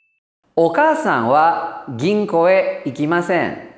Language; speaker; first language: Japanese; non-native, fluent; Indonesian